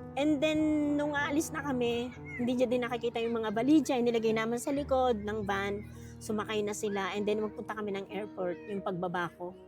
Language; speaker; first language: Filipino; native; Filipino